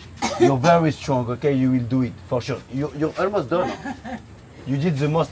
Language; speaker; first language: English; non-native, learner; French